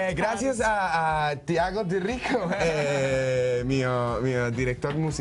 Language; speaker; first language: Portuguese; non-native, learner; Spanish